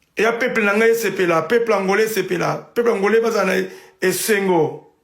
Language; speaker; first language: Lingala; native; Lingala